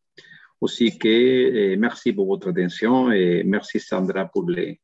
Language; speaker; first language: French; non-native, learner; Spanish